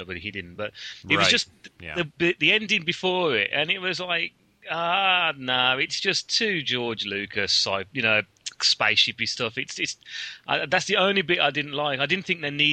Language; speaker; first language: English; native; English